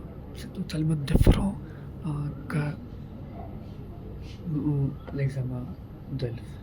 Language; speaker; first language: French; non-native, learner; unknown